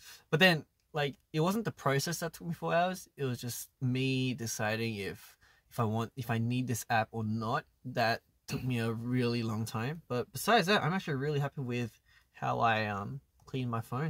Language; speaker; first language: English; early bilingual, other home language; Korean